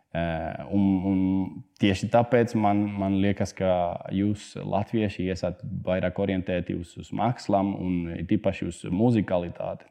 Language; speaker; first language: Latvian; non-native, fluent; Spanish